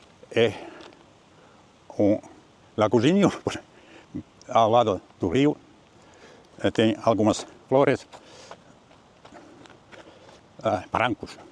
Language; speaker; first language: Portuguese; non-native, learner; Finnish